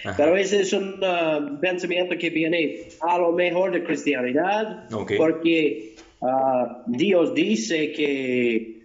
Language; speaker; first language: Spanish; non-native, fluent; English